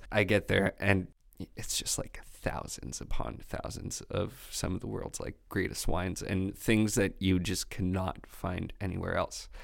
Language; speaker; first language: English; non-native, fluent; French